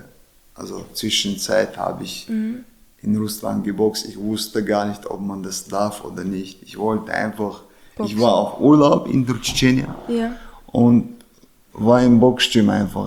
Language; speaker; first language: German; non-native, learner; Chechen